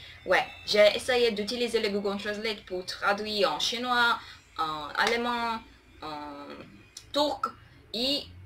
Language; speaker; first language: French; non-native, learner; Portuguese